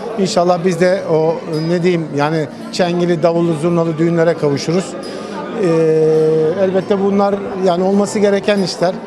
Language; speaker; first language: Turkish; native; Turkish